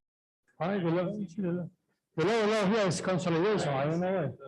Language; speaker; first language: English; non-native, fluent; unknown